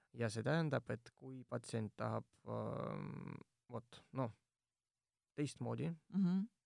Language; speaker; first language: Estonian; non-native, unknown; Russian